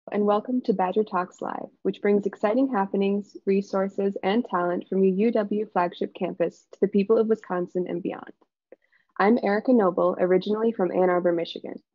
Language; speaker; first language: English; native; English